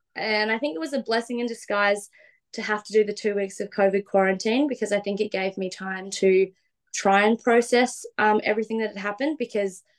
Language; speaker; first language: English; native; English